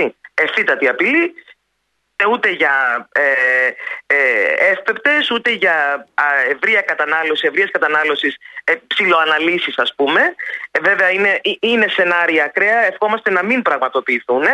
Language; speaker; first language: Greek; native; Greek